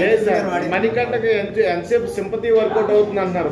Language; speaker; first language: Telugu; native; Telugu